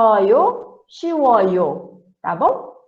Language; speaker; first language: Korean; non-native, fluent; Portuguese